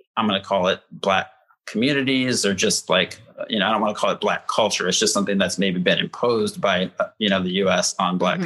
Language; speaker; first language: English; native; English